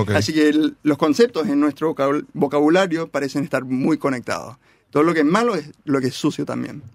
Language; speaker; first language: Spanish; early bilingual, heritage; Spanish